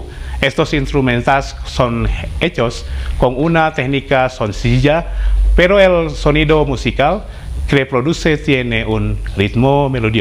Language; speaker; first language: Spanish; non-native, fluent; Indonesian